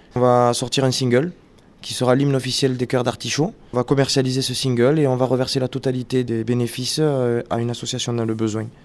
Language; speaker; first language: French; native; French